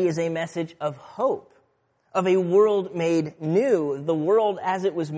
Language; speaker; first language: English; native; English